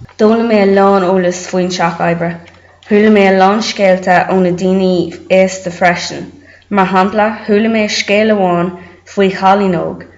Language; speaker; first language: Irish; non-native, local second language; English